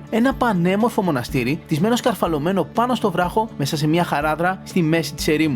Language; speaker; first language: Greek; native; Greek